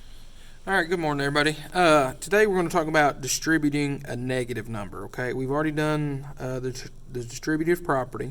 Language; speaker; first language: English; native; English